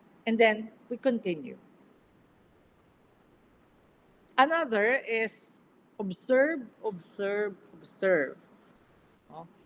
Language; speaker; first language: English; non-native, local second language; Filipino